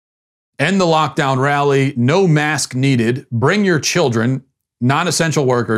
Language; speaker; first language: English; native; English